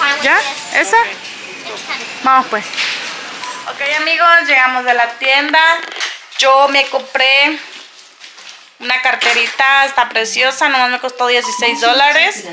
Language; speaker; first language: Spanish; native; Spanish